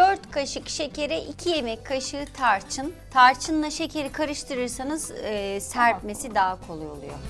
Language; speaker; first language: Turkish; native; Turkish